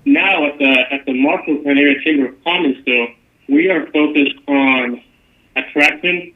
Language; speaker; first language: English; non-native, fluent; Spanish